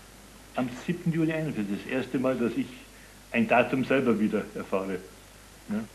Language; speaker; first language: German; native; German